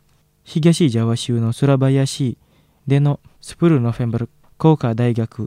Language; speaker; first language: Japanese; non-native, fluent; Indonesian